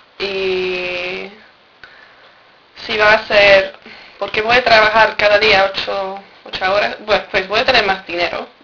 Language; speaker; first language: Spanish; non-native, learner; English